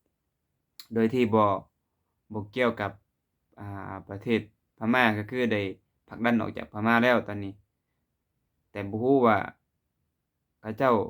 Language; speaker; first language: Thai; non-native, local second language; Lao